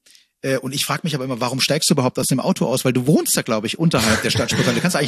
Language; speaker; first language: German; native; German